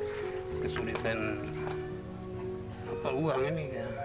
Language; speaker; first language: Indonesian; non-native, local second language; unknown